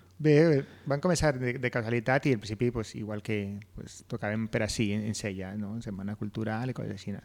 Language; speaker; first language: Catalan; native; Catalan